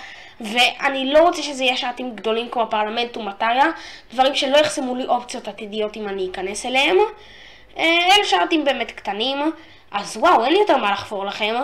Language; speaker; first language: Hebrew; native; Hebrew